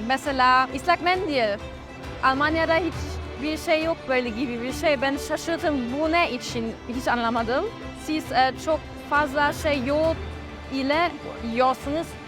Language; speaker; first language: Turkish; non-native, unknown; German